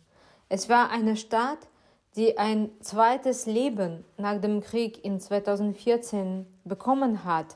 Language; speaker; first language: German; non-native, fluent; Ukrainian